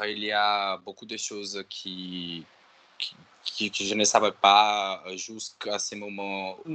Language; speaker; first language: French; non-native, learner; Portuguese